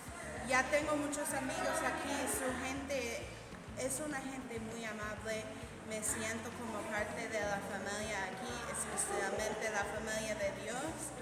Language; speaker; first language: Spanish; non-native, learner; English